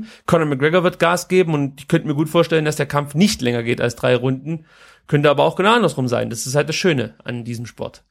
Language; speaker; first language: German; native; German